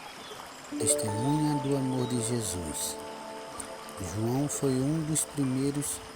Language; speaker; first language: Portuguese; native; Portuguese